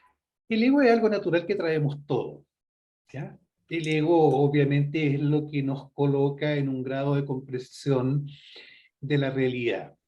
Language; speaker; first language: Spanish; native; Spanish